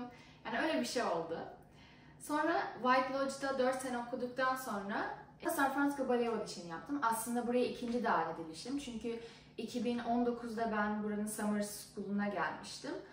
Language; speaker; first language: Turkish; early bilingual, heritage; Turkish